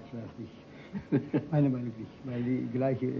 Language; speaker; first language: German; non-native, fluent; Turkish